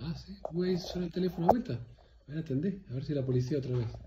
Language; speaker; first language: Spanish; native; Spanish